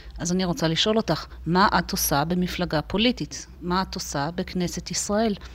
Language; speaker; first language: Hebrew; native; Hebrew